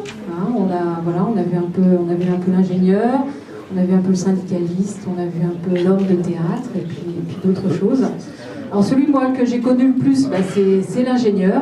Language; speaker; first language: French; native; French